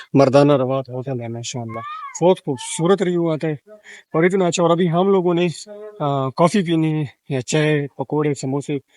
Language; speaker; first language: Urdu; non-native, local second language; Punjabi